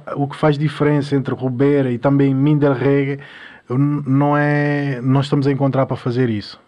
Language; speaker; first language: Portuguese; non-native, local second language; Kabuverdianu